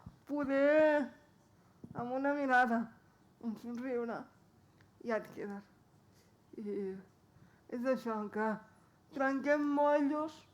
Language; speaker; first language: Catalan; non-native, local second language; Spanish